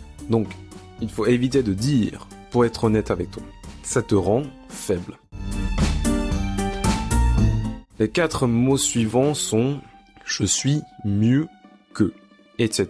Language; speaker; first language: French; native; French